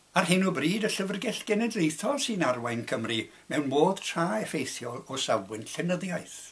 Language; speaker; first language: Welsh; non-native, local second language; English